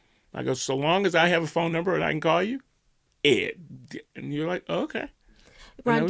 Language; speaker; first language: English; native; English